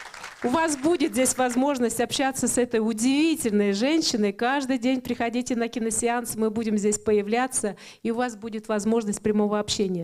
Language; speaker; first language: Russian; native; Russian